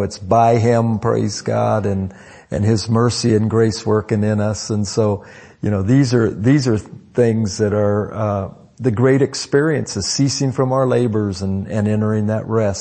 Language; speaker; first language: English; native; English